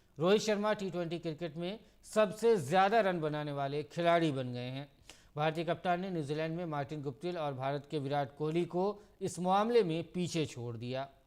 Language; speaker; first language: Urdu; native; Urdu